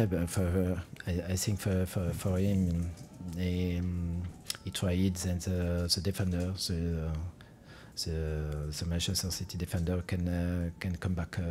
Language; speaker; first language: English; non-native, fluent; French